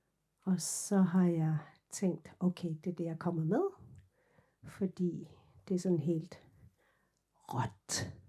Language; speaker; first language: Danish; non-native, local second language; Kalaallisut